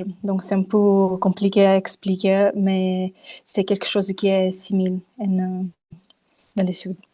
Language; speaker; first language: French; non-native, fluent; Italian